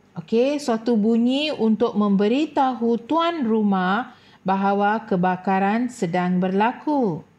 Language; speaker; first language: Malay; non-native, local second language; Tamil